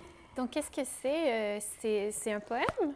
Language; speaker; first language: French; native; French